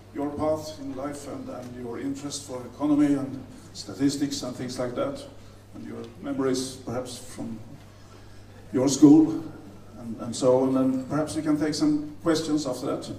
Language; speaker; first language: English; non-native, fluent; Swedish